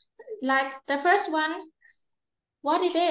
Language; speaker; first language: English; non-native, learner; Vietnamese